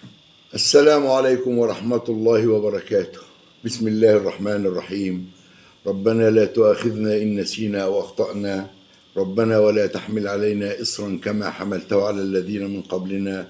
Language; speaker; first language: Arabic; native; Arabic